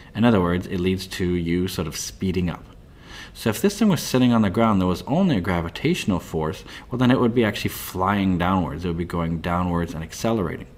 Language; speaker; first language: English; native; English